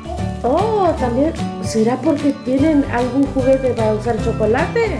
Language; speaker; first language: Spanish; native; Spanish